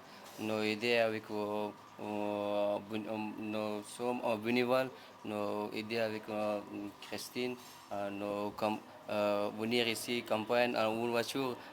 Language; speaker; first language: French; non-native, learner; Pashto